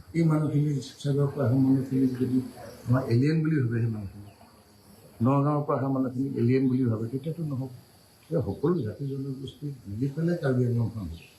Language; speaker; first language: Assamese; non-native, local second language; Karbi